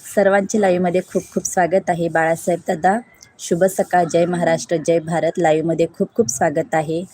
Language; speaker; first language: Hindi; non-native, local second language; Marathi